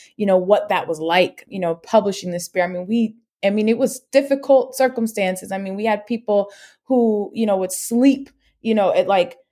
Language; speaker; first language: English; native; English